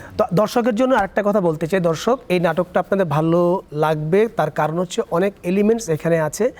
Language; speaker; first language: Bangla; native; Bangla